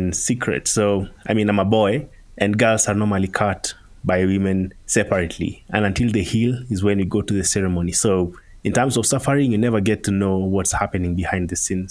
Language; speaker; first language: English; non-native, local second language; Masai